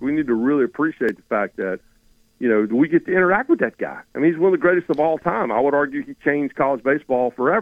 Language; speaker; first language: English; native; English